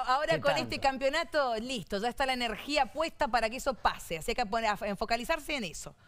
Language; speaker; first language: Spanish; native; Spanish